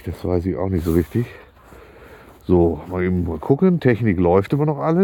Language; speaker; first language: German; native; German